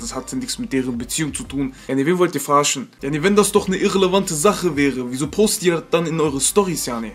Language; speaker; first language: German; native; German